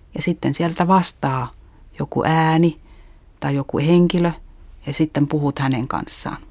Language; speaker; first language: Finnish; native; Finnish